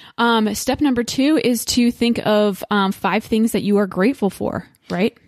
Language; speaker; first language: English; native; English